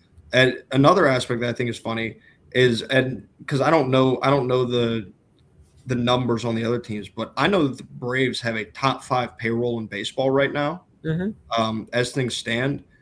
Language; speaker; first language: English; native; English